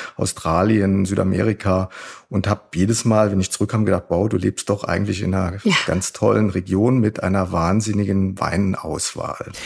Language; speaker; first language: German; native; German